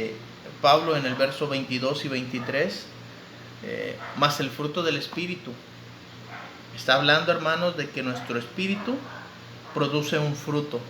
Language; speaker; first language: Spanish; native; Spanish